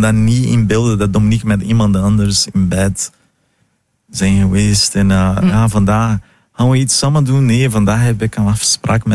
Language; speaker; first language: Dutch; non-native, fluent; Portuguese